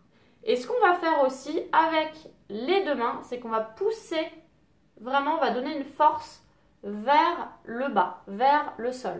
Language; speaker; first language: French; native; French